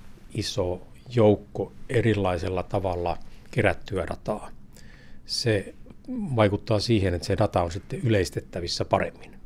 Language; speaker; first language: Finnish; native; Finnish